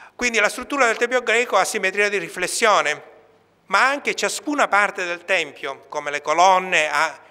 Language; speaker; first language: Italian; native; Italian